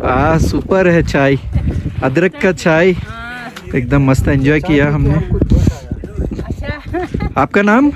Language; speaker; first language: Hindi; non-native, local second language; Telugu